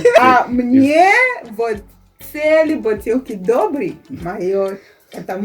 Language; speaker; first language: Russian; non-native, fluent; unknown